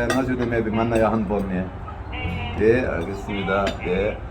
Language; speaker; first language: Korean; non-native, learner; Arabic